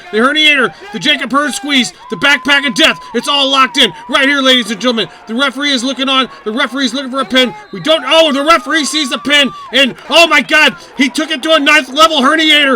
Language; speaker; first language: English; native; English